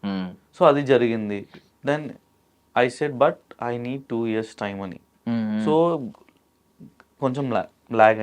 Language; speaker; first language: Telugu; non-native, local second language; Hindi